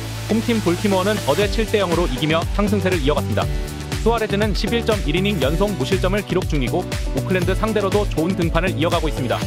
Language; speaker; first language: Korean; native; Korean